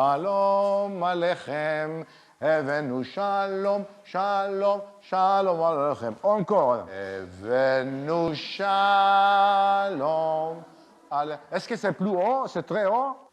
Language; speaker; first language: French; non-native, learner; Hebrew